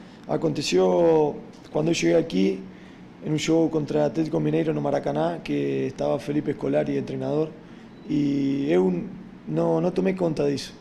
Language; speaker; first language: Portuguese; non-native, fluent; Spanish